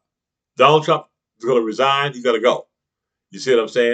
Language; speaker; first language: English; native; English